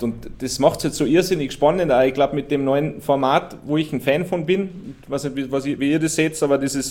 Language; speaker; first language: German; native; German